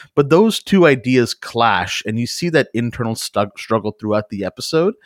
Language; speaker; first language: English; early bilingual, other home language; Urdu